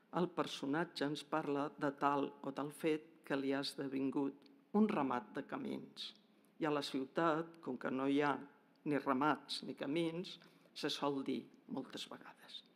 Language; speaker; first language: Catalan; native; Catalan